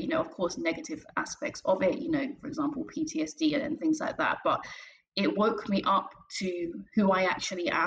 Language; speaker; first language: English; native; English